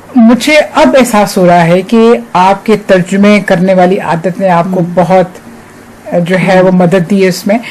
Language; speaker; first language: Urdu; native; Urdu